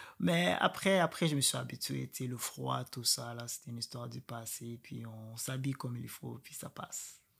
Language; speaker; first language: French; non-native, local second language; Rundi